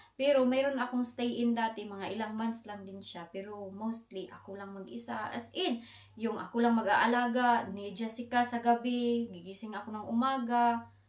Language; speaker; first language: Filipino; non-native, local second language; Cebuano